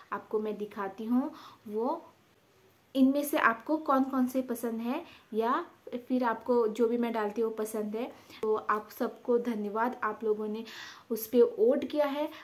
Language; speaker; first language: Hindi; non-native, local second language; Konkani